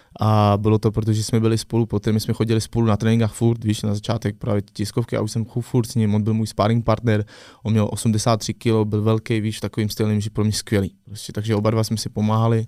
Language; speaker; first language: Czech; non-native, fluent; French